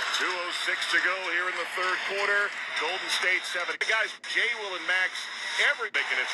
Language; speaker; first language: English; native; English